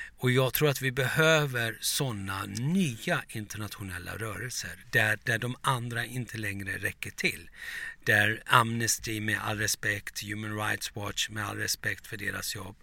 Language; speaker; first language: Swedish; early bilingual, other home language; Turoyo